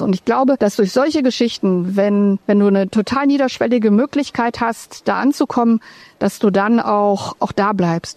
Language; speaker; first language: German; native; German